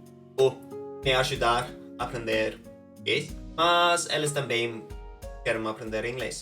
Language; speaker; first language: Portuguese; non-native, fluent; Norwegian